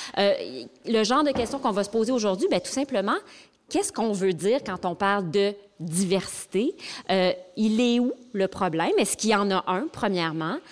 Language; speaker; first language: French; native; French